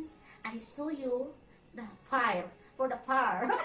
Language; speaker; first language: English; non-native, learner; Filipino